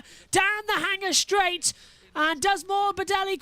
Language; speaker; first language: English; native; English